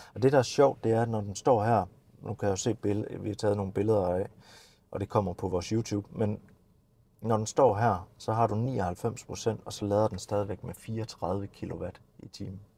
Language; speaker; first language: Danish; native; Danish